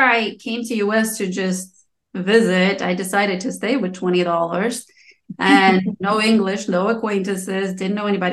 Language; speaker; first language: English; non-native, fluent; Romanian